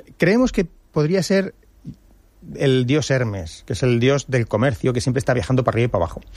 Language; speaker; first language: Spanish; native; Spanish